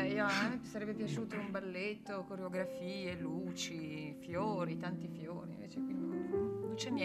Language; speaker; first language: Italian; native; Italian